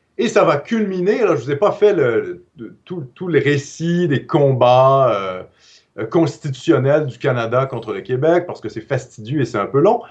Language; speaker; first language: French; native; French